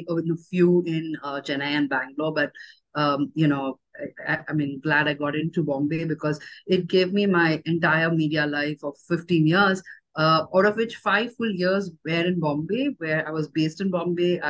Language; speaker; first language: English; non-native, local second language; Tamil